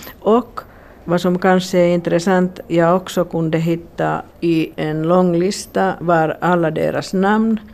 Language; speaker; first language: Swedish; non-native, local second language; Finnish